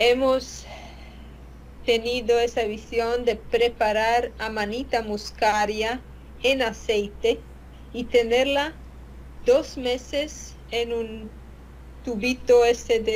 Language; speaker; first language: Spanish; non-native, fluent; Latvian